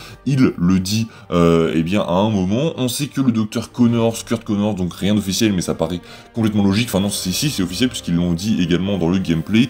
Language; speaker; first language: French; native; French